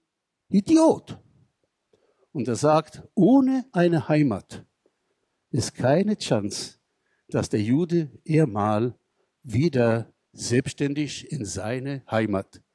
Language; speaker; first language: German; non-native, fluent; Hebrew